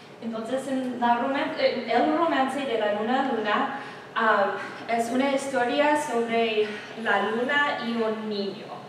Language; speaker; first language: Spanish; non-native, learner; English